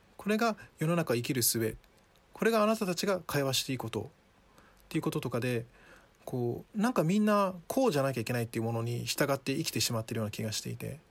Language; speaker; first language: Japanese; early bilingual, other home language; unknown